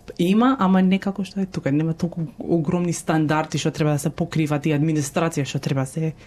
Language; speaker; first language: Macedonian; early bilingual, heritage; Macedonian